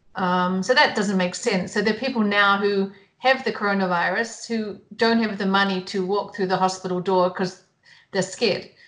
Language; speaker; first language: English; native; English